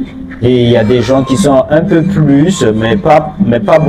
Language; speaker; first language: French; non-native, fluent; Chinese